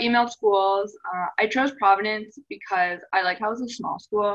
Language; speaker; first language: English; native; English